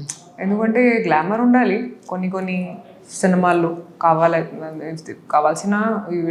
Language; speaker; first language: Telugu; non-native, local second language; Hindi